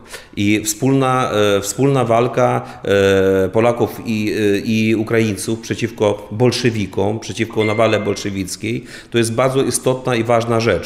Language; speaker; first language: Polish; non-native, fluent; Ukrainian